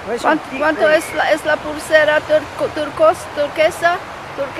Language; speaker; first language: Spanish; non-native, learner; English